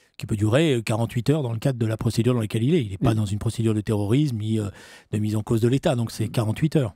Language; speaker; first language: French; native; French